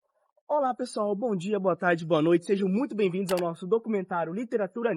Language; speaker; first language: Portuguese; native; Portuguese